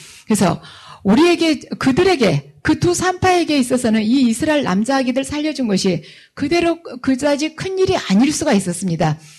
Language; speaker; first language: Korean; native; Korean